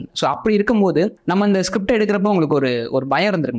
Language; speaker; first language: Tamil; native; Tamil